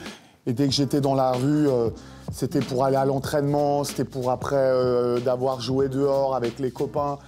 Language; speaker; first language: French; native; French